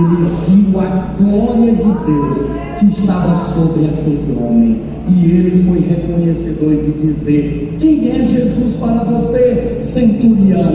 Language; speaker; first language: Portuguese; native; Portuguese